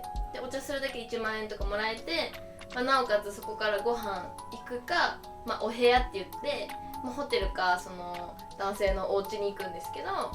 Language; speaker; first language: Japanese; native; Japanese